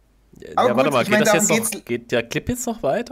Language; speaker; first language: German; native; German